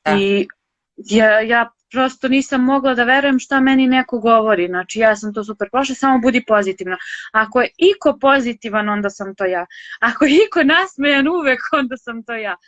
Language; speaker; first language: Bosnian; native; Bosnian